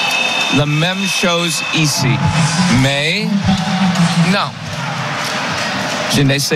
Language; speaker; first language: French; non-native, learner; English